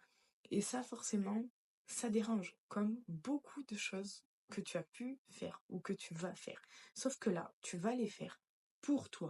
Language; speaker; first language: French; native; French